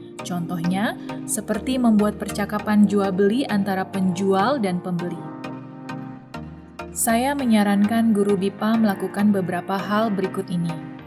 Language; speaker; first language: Indonesian; native; Indonesian